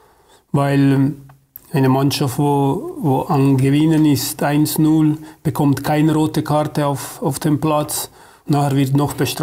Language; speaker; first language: German; non-native, fluent; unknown